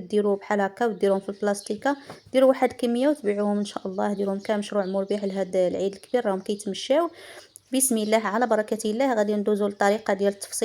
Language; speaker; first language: Arabic; native; Arabic